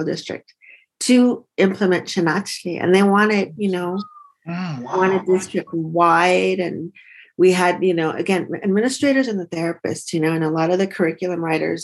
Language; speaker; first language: English; early bilingual, other home language; Spanish